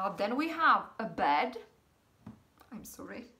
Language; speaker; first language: English; non-native, fluent; Czech